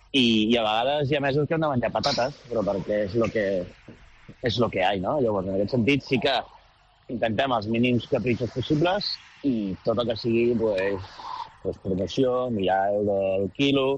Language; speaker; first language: Catalan; native; Catalan